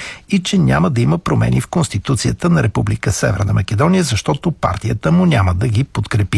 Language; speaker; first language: Bulgarian; native; Bulgarian